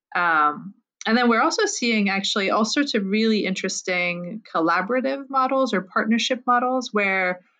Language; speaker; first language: English; non-native, fluent; French